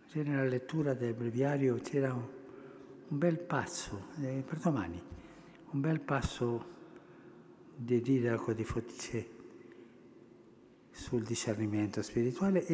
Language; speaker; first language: Italian; early bilingual, heritage; Spanish